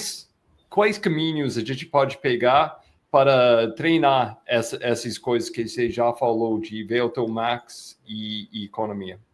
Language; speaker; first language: Portuguese; non-native, fluent; English